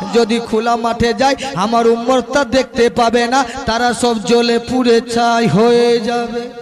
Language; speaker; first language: Bangla; non-native, local second language; Urdu